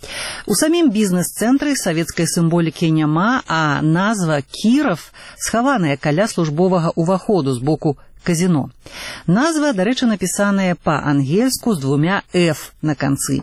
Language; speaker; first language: Belarusian; native; Belarusian